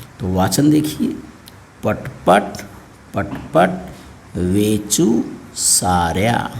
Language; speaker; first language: Hindi; native; Hindi